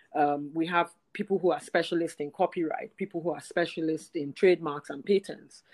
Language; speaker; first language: English; non-native, local second language; Yoruba